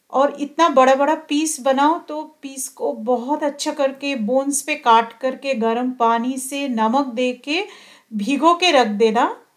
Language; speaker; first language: Hindi; non-native, local second language; Bangla